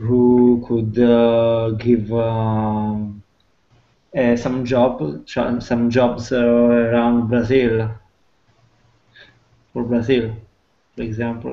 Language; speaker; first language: English; non-native, fluent; Italian